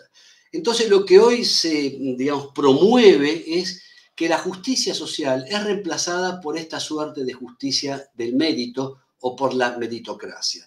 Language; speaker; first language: Spanish; native; Spanish